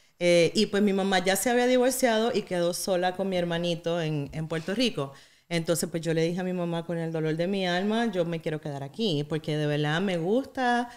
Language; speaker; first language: Spanish; native; Spanish